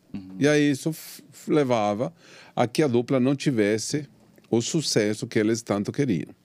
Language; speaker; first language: Portuguese; non-native, fluent; Spanish